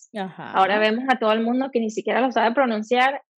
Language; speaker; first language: Spanish; native; Spanish